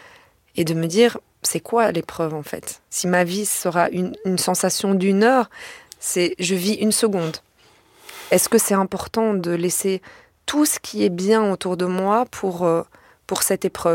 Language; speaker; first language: French; native; French